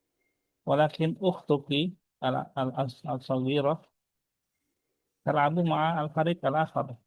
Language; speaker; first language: Arabic; non-native, fluent; Indonesian